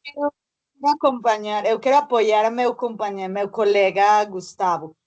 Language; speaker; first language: Portuguese; non-native, learner; Spanish